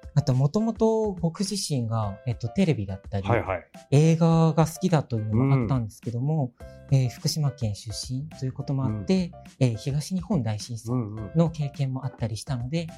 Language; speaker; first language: Japanese; native; Japanese